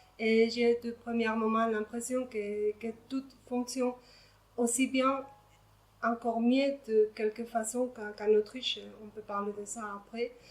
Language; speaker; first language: French; non-native, learner; Spanish